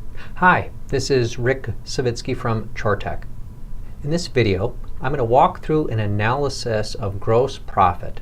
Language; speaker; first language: English; native; English